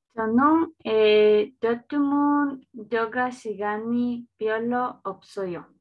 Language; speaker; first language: Korean; non-native, learner; Spanish